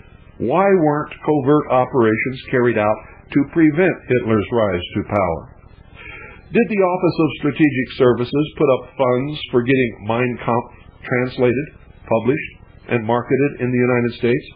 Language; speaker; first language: English; native; English